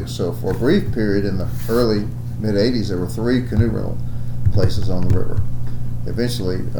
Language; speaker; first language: English; native; English